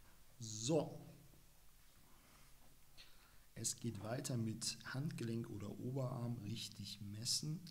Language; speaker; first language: German; native; German